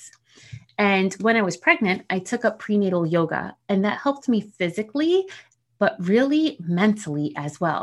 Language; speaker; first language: English; early bilingual, other home language; Spanish